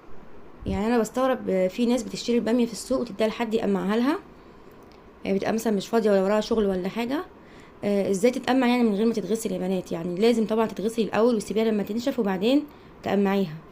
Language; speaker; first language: Arabic; native; Arabic